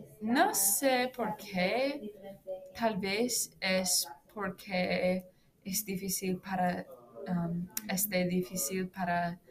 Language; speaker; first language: Spanish; non-native, learner; English